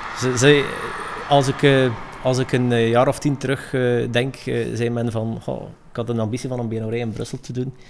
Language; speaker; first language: Dutch; native; Dutch